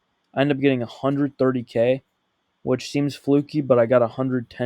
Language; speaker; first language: English; native; English